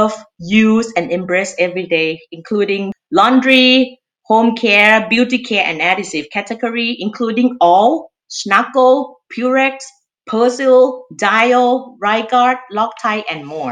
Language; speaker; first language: English; non-native, fluent; Thai